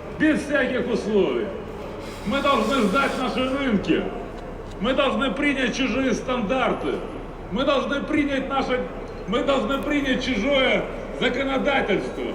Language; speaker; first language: Russian; native; Russian